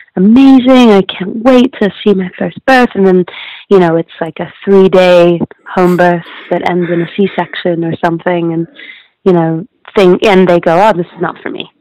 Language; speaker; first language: English; native; English